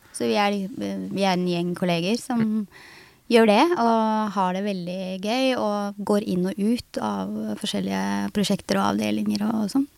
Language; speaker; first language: Norwegian; early bilingual, other home language; Somali